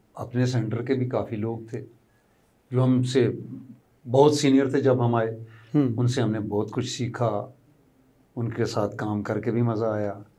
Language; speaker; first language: Urdu; non-native, local second language; Pahari-Potwari